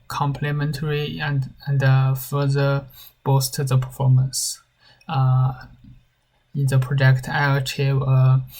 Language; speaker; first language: English; non-native, learner; Chinese